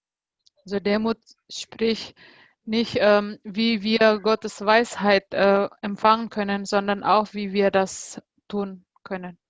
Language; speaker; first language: German; non-native, fluent; Indonesian